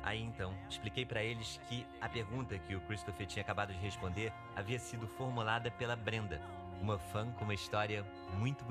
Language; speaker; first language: Portuguese; native; Portuguese